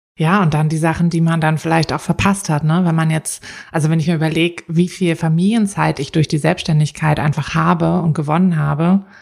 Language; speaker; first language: German; native; German